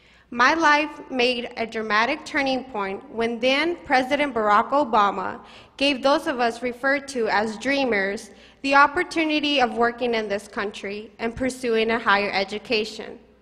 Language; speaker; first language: English; early bilingual, other home language; Spanish